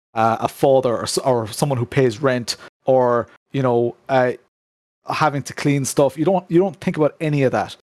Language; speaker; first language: English; native; English